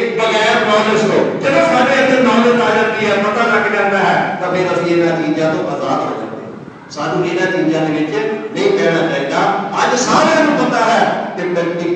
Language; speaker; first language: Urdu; non-native, local second language; Punjabi